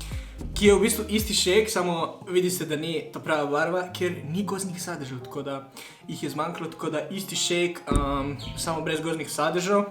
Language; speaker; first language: Slovenian; native; Slovenian